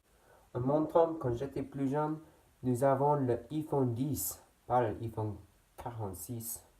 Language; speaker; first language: French; non-native, learner; English